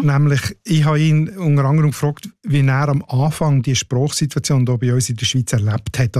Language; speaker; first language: German; native; German